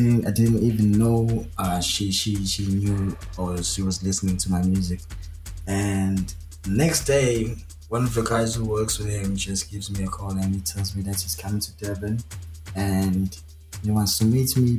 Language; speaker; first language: English; non-native, local second language; Zulu